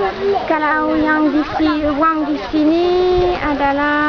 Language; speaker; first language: Indonesian; non-native, fluent; French